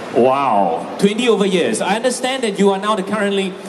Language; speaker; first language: English; non-native, local second language; Chinese